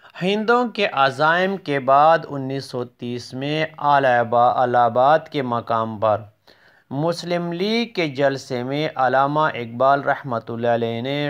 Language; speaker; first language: Urdu; non-native, local second language; Pashto